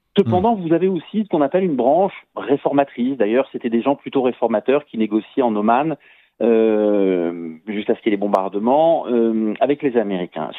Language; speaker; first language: French; native; French